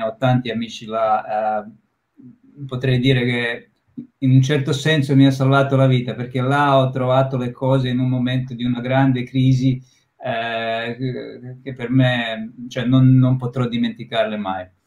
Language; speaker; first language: Italian; non-native, fluent; Croatian